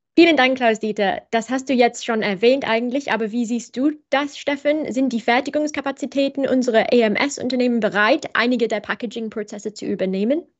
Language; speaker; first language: German; non-native, fluent; English